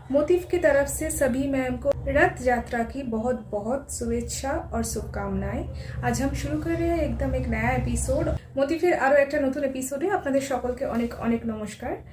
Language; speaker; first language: Hindi; non-native, local second language; Bangla